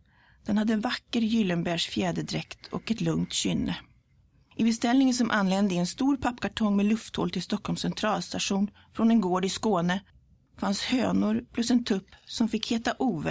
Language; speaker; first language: Swedish; early bilingual, other home language; English